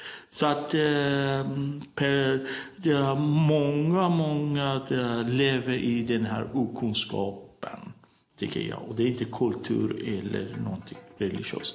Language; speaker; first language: Swedish; non-native, learner; Persian